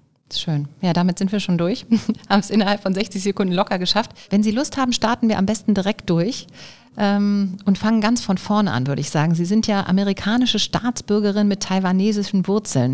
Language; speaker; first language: German; native; German